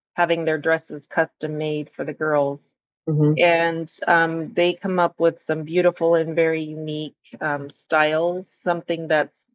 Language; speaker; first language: English; native; English